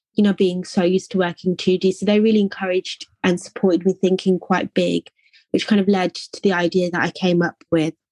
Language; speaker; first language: English; native; English